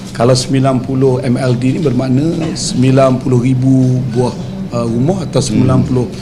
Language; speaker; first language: Malay; native; Malay